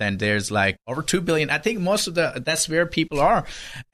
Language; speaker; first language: English; non-native, local second language; Urdu